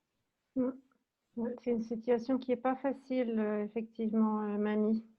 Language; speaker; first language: French; native; French